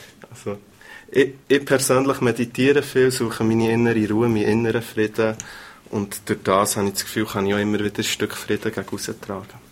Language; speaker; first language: German; native; German